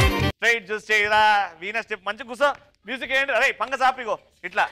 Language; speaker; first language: Telugu; native; Telugu